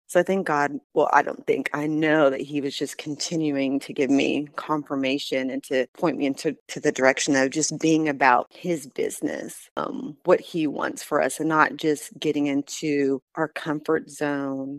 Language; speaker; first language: English; native; English